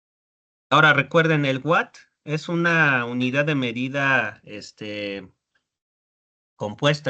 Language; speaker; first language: Spanish; native; Spanish